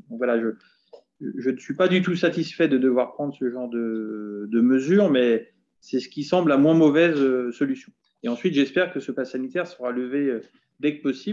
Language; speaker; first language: French; native; French